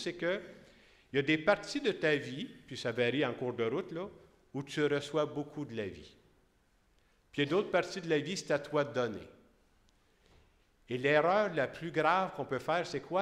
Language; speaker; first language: French; native; French